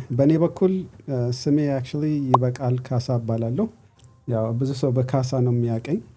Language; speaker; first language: Amharic; early bilingual, other home language; English